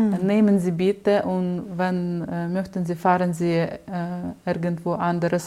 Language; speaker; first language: German; non-native, learner; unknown